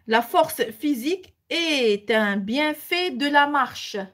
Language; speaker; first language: French; non-native, local second language; Arabic